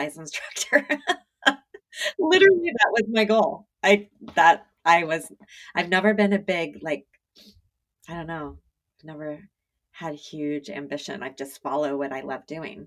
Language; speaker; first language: English; native; English